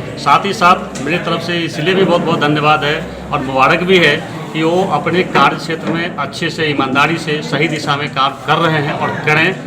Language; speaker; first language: Hindi; native; Hindi